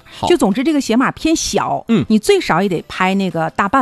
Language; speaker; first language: Chinese; native; Chinese